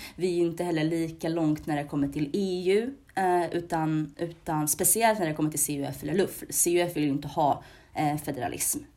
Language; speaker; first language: Swedish; early bilingual, other home language; Hungarian